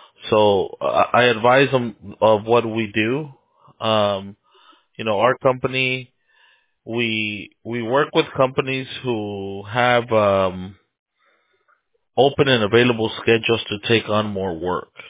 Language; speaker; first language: English; early bilingual, other home language; Spanish